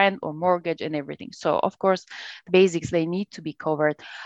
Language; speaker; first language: English; non-native, fluent; Italian